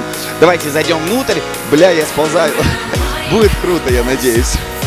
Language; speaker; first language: Russian; native; Russian